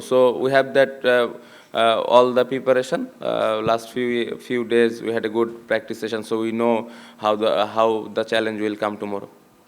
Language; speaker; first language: English; non-native, local second language; Bangla